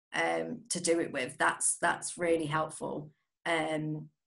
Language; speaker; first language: English; native; English